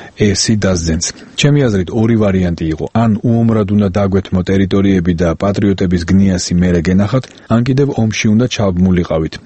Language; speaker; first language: Georgian; native; Georgian